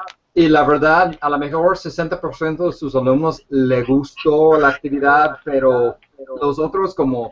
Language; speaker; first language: Spanish; non-native, fluent; English